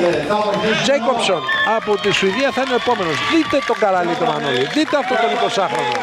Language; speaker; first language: Greek; native; Greek